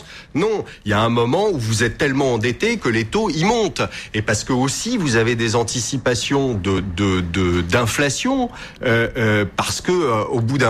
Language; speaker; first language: French; native; French